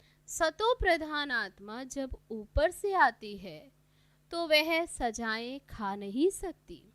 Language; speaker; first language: Hindi; native; Hindi